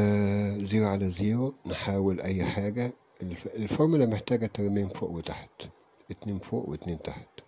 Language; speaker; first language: Arabic; native; Arabic